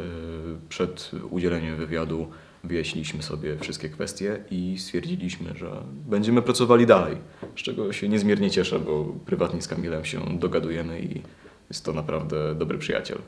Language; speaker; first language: Polish; native; Polish